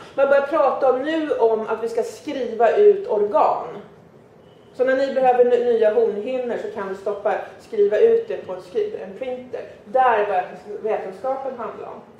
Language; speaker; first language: Swedish; native; Swedish